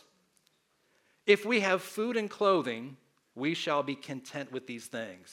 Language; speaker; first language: English; native; English